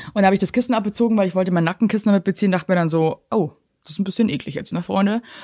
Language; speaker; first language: German; native; German